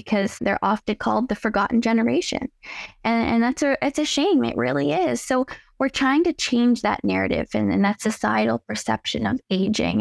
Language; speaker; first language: English; native; English